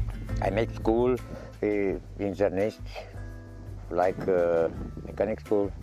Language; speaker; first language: English; non-native, learner; Romanian